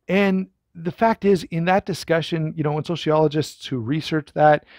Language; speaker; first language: English; native; English